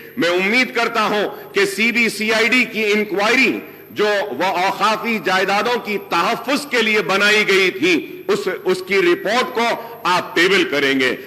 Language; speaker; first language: Urdu; native; Urdu